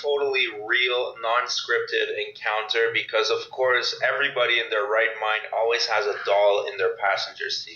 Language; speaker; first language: English; native; English